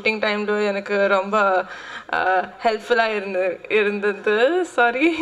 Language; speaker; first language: Tamil; non-native, learner; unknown